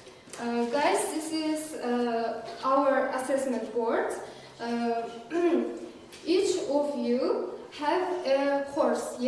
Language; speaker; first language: English; non-native, learner; Kazakh